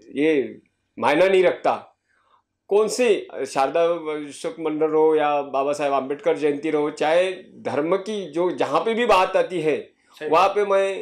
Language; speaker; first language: Hindi; non-native, local second language; Marathi